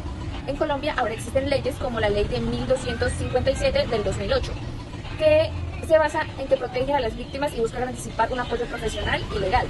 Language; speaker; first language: Spanish; native; Spanish